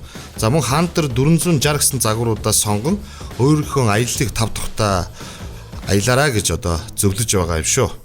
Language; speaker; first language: Mongolian; native; Mongolian